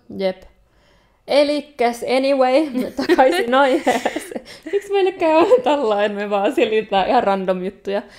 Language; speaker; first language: Finnish; early bilingual, other home language; Nepali